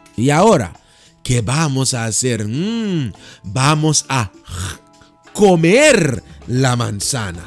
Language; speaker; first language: Spanish; non-native, fluent; Dutch